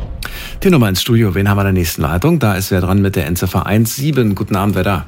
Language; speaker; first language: German; native; German